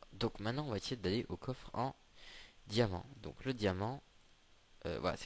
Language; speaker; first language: French; native; French